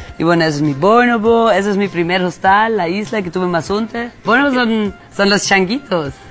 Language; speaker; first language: Spanish; non-native, fluent; German